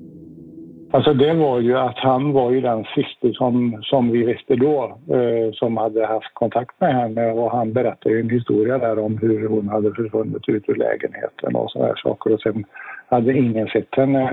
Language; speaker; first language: Swedish; native; Swedish